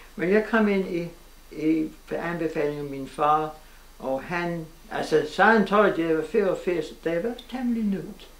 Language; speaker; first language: Danish; non-native, fluent; English